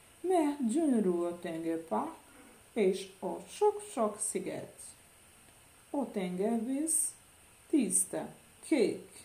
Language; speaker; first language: Hungarian; non-native, learner; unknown